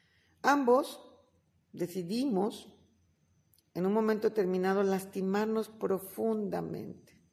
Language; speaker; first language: Spanish; native; Spanish